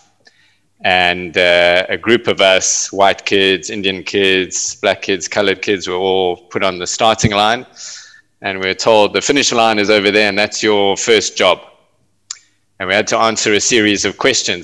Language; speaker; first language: English; native; English